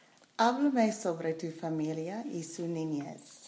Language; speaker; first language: Spanish; non-native, learner; English